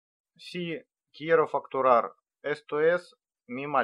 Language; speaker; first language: Spanish; non-native, learner; Russian